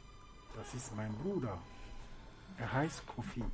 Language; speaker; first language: German; non-native, fluent; French